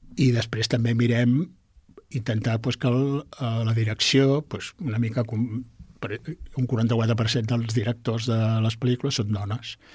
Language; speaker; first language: Catalan; native; Catalan